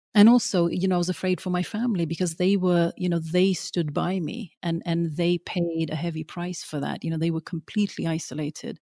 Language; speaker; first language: English; early bilingual, other home language; Norwegian